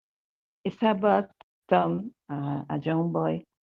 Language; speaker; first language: English; non-native, learner; Spanish